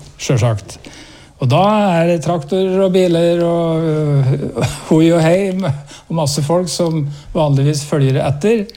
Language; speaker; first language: Norwegian; native; Norwegian